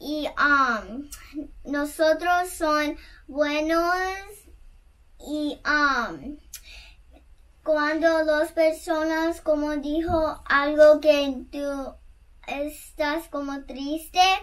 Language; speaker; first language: Spanish; non-native, learner; English